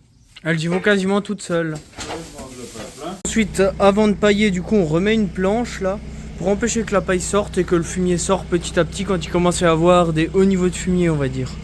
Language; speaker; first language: French; native; French